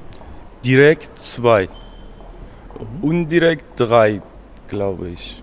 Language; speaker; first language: German; non-native, fluent; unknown